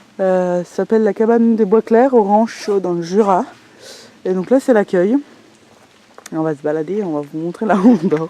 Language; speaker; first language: French; native; French